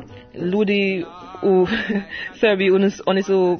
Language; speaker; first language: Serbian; non-native, learner; English